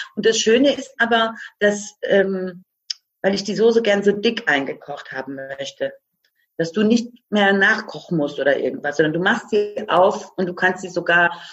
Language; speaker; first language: German; non-native, fluent; Croatian